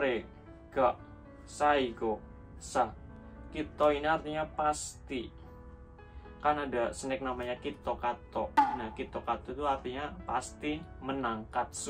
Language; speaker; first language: Indonesian; native; Indonesian